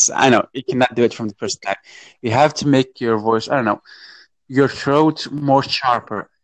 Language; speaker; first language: English; non-native, fluent; Arabic